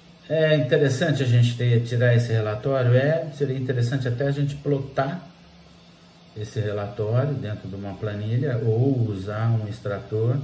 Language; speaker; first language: Portuguese; native; Portuguese